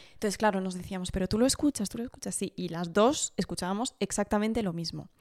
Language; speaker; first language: Spanish; early bilingual, heritage; Spanish